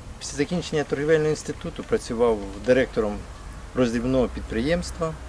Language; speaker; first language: Ukrainian; native; Ukrainian